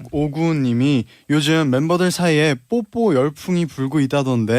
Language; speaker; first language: Korean; native; Korean